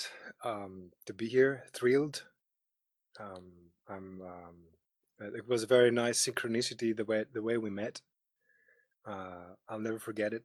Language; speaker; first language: English; non-native, fluent; Greek